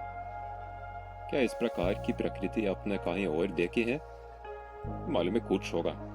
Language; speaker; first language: Hindi; non-native, fluent; Norwegian